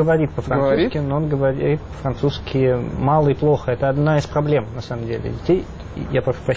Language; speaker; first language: Russian; native; Russian